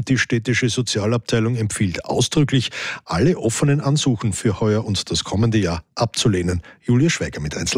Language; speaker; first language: German; native; German